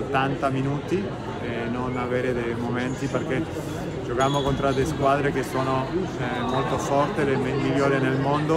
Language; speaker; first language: Italian; non-native, fluent; Spanish